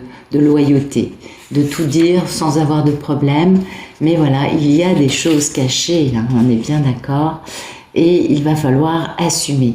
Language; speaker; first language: French; native; French